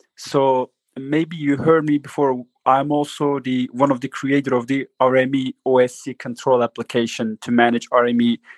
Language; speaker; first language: English; non-native, fluent; Turkish